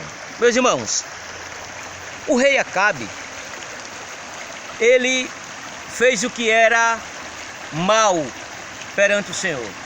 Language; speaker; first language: Portuguese; native; Portuguese